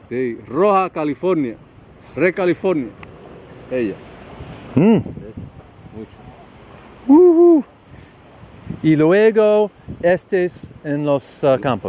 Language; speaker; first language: Spanish; non-native, learner; English